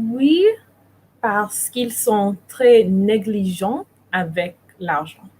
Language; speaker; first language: French; non-native, learner; English